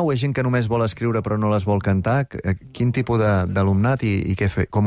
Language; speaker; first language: Catalan; native; Catalan